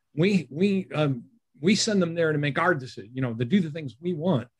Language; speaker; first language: English; native; English